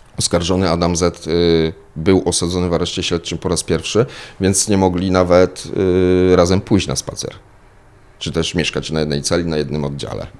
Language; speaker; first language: Polish; native; Polish